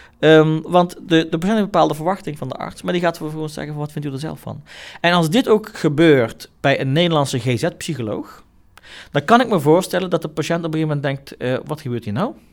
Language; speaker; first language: Dutch; early bilingual, other home language; Turkish